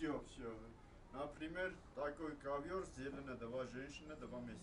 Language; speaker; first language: Russian; non-native, learner; Armenian